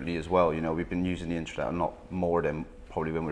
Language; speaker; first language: English; native; English